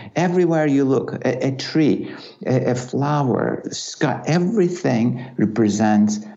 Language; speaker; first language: English; non-native, fluent; Turkish